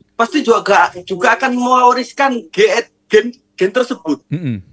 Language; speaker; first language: Indonesian; non-native, local second language; Madurese